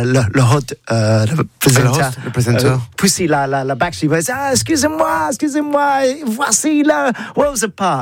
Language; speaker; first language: French; non-native, learner; English